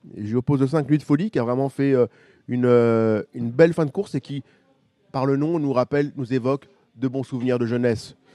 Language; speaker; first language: French; native; French